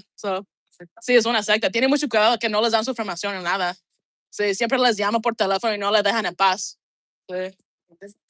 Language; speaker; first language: Spanish; non-native, learner; English